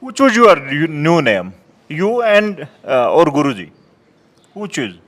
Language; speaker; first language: English; non-native, learner; Hindi